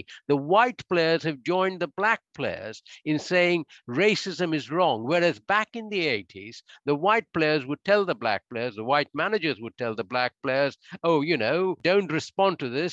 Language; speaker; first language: English; non-native, local second language; Bangla